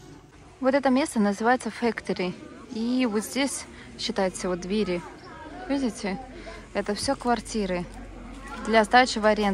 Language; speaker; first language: Russian; native; Russian